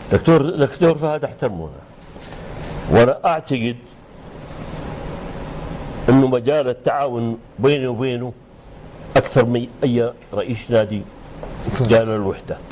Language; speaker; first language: Arabic; native; Arabic